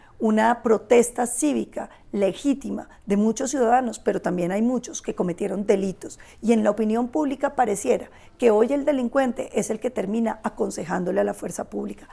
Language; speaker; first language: Spanish; native; Spanish